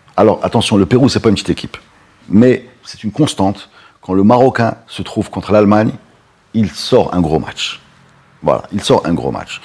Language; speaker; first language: French; non-native, local second language; Arabic